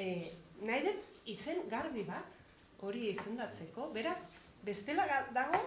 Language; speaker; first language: Basque; non-native, fluent; Catalan